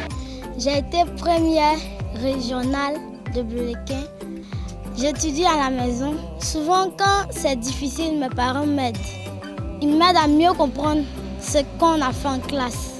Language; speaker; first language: French; non-native, learner; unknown